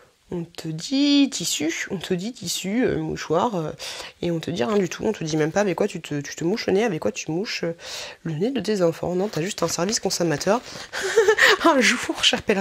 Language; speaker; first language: French; native; French